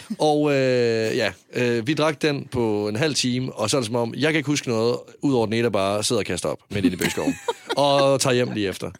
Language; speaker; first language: Danish; early bilingual, other home language; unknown